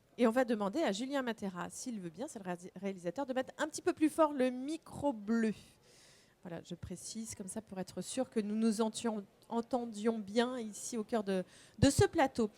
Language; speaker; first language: French; native; French